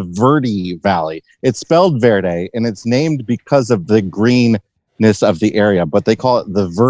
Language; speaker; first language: English; native; English